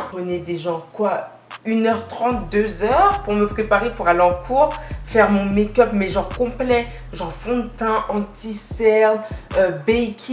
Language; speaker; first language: French; native; French